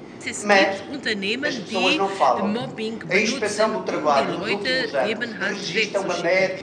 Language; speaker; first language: German; non-native, fluent; Portuguese